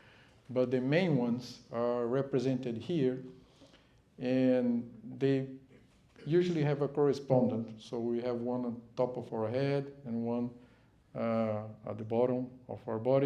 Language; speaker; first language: English; non-native, fluent; Portuguese